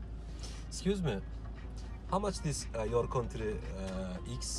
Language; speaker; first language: English; non-native, learner; Turkish